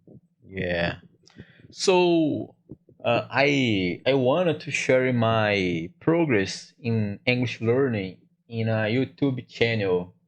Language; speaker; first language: English; non-native, learner; Portuguese